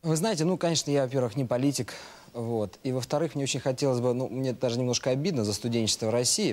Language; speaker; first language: Russian; native; Russian